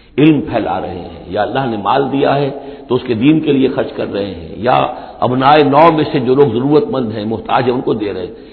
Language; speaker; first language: Urdu; native; Urdu